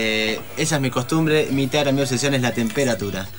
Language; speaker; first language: Spanish; native; Spanish